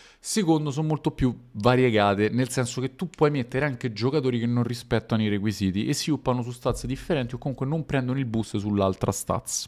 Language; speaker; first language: Italian; native; Italian